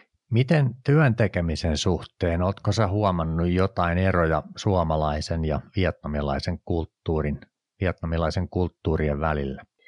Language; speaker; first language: Finnish; native; Finnish